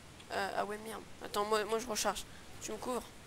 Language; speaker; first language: French; native; French